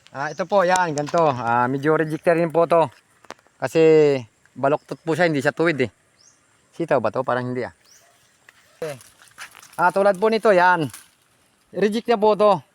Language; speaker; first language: Filipino; non-native, local second language; Iloko